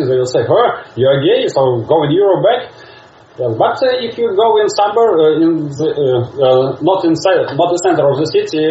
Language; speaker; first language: English; non-native, learner; Russian